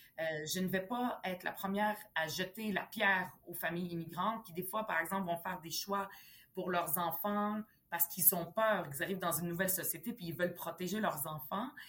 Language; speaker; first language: French; early bilingual, other home language; Arabic